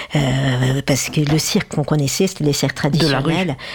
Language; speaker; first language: French; non-native, fluent; Portuguese